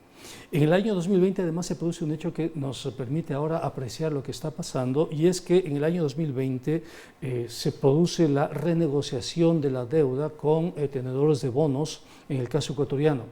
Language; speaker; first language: Spanish; native; Spanish